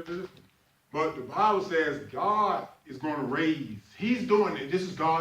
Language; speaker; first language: English; native; English